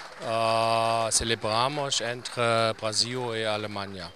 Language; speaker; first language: Portuguese; non-native, fluent; German